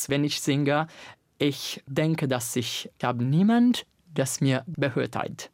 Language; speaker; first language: German; non-native, learner; Italian